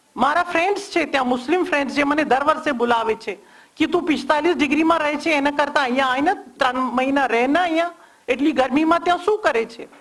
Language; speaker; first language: Gujarati; non-native, local second language; Kashmiri